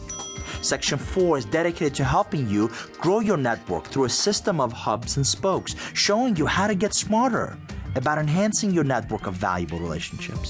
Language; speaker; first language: English; non-native, fluent; Persian